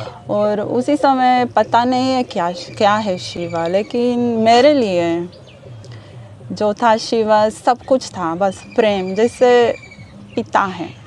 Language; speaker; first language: Hindi; non-native, learner; Hebrew